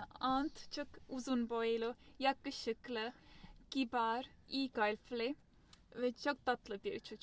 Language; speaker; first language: Turkish; non-native, fluent; Estonian